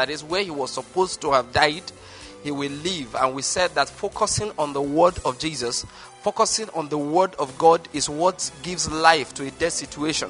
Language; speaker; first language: English; non-native, local second language; Igbo